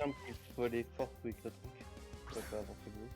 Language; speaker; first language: French; native; French